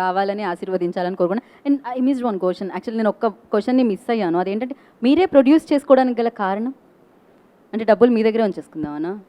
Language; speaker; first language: Telugu; native; Telugu